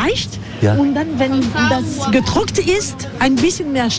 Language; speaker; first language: German; non-native, learner; French